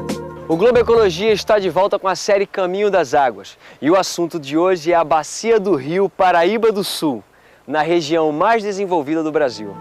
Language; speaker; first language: Portuguese; native; Portuguese